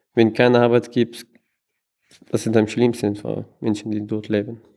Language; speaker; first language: German; non-native, learner; Persian